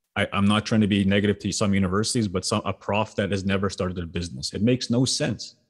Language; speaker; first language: English; native; English